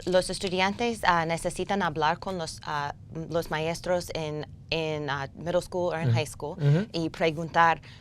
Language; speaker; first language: Spanish; non-native, learner; English